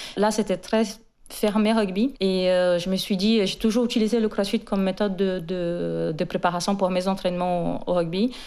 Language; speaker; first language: French; non-native, fluent; Portuguese